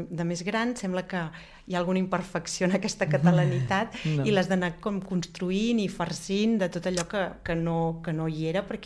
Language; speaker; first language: Catalan; early bilingual, other home language; Spanish